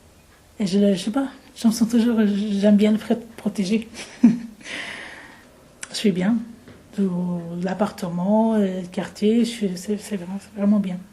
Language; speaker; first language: French; non-native, fluent; Arabic